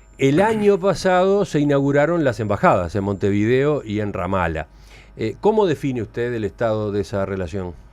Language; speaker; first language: Spanish; native; Spanish